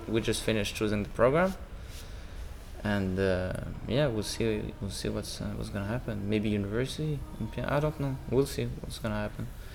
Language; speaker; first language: English; non-native, fluent; French